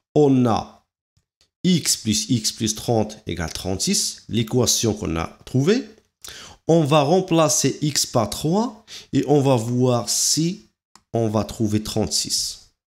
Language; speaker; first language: French; non-native, local second language; Arabic